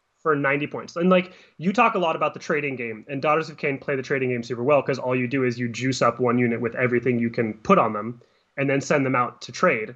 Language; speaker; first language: English; native; English